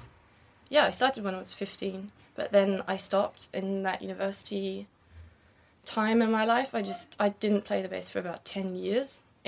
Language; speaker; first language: English; non-native, fluent; German